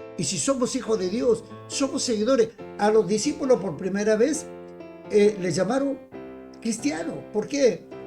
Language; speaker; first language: Spanish; native; Spanish